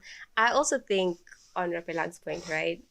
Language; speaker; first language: English; non-native, local second language; Swati